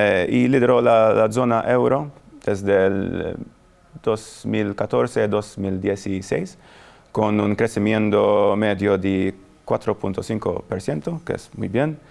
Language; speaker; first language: Spanish; non-native, fluent; Maltese